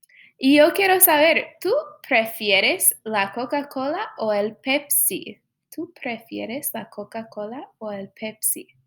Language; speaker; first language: Spanish; non-native, fluent; English